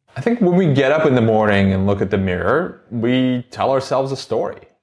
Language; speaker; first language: English; non-native, fluent; Turkish